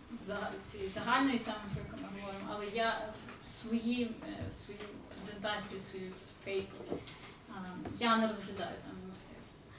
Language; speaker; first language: Ukrainian; early bilingual, heritage; Ukrainian